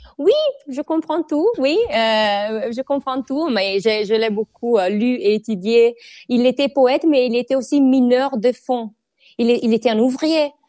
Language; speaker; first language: French; non-native, fluent; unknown